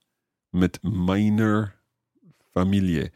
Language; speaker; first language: German; non-native, learner; English